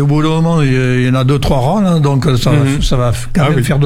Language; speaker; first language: French; native; French